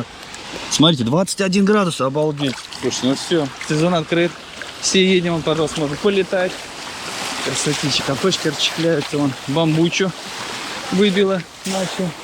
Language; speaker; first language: Russian; native; Russian